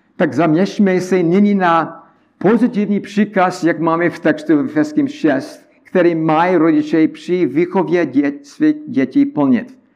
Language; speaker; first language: Czech; non-native, learner; English